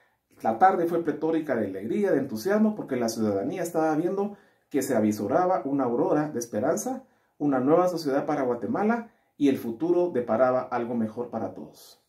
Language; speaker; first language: Spanish; native; Spanish